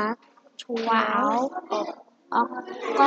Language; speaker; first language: English; non-native, learner; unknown